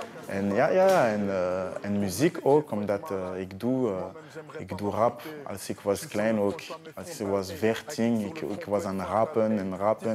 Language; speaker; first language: Dutch; non-native, learner; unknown